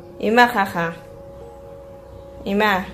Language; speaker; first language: Hebrew; non-native, learner; Filipino